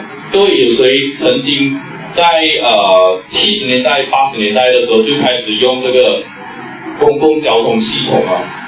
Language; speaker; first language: Chinese; non-native, local second language; Min Nan Chinese